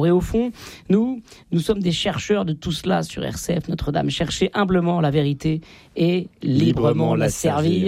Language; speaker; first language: French; native; French